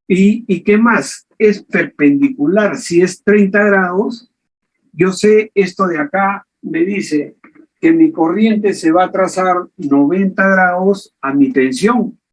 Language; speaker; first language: Spanish; native; Spanish